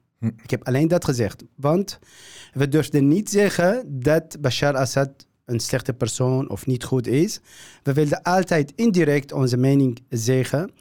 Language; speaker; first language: Dutch; non-native, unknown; Kurdish